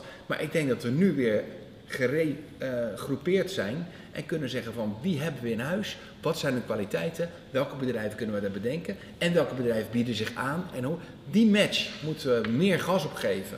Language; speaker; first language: Dutch; native; Dutch